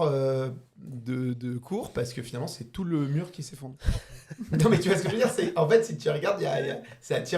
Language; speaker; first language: French; native; French